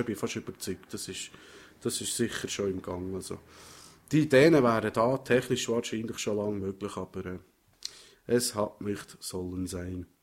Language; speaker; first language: German; native; German